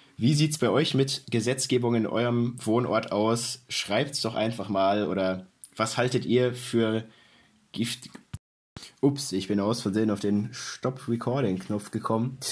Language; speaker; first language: German; native; German